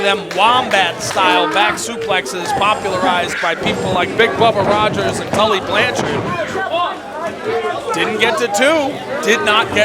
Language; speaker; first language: English; native; English